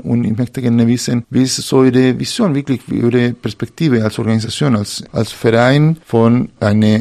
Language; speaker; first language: German; non-native, fluent; Spanish